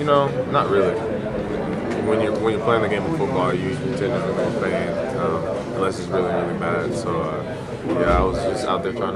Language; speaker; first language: English; native; English